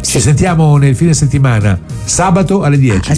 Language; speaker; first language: Italian; native; Italian